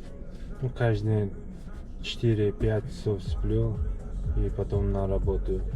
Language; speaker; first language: Russian; non-native, learner; Uzbek